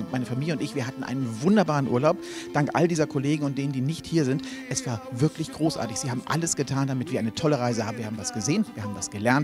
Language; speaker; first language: German; native; German